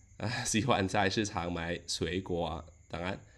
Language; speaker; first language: Chinese; non-native, learner; Khmer